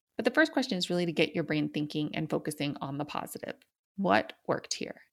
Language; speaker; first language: English; native; English